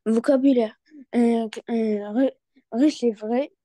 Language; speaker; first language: French; non-native, learner; Arabic